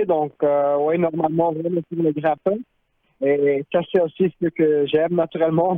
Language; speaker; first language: French; non-native, local second language; Dutch